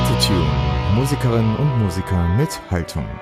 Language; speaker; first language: German; native; German